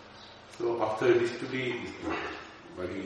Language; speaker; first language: English; non-native, learner; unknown